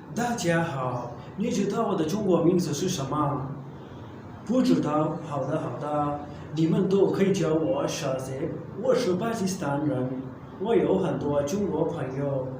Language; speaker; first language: Chinese; non-native, learner; Urdu